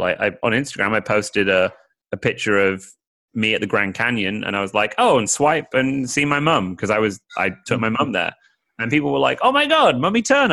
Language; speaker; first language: English; native; English